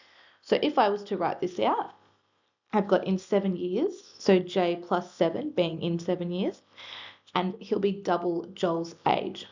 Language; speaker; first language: English; native; English